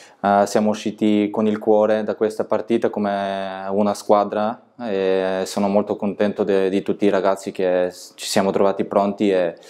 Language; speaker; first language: Italian; non-native, fluent; Bulgarian